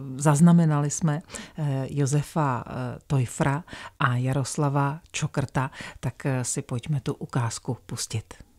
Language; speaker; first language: Czech; native; Czech